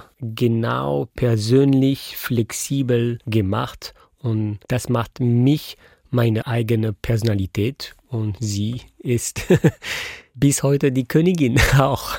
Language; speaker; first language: German; non-native, fluent; French